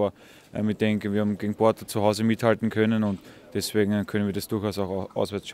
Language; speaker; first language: German; native; German